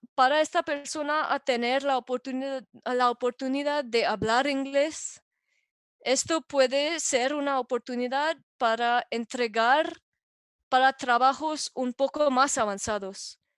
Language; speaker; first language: Spanish; non-native, fluent; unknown